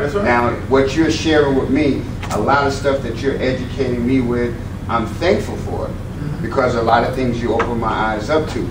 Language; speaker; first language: English; native; English